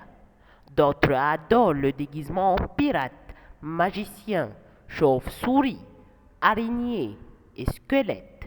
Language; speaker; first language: French; non-native, fluent; Arabic